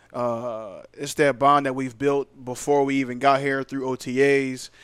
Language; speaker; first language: English; native; English